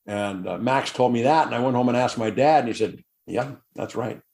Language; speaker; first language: English; native; English